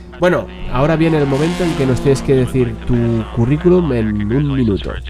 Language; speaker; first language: Spanish; non-native, local second language; Catalan